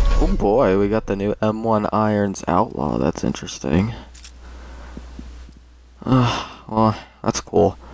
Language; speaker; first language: English; native; English